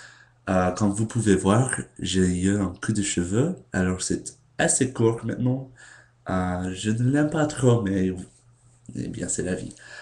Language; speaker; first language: French; non-native, learner; English